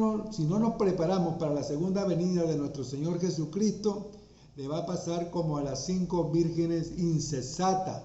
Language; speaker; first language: Spanish; native; Spanish